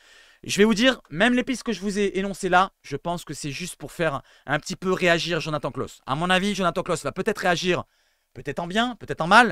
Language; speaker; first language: French; native; French